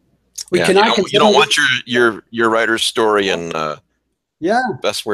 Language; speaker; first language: English; native; English